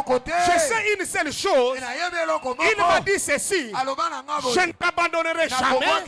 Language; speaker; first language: French; non-native, local second language; Lingala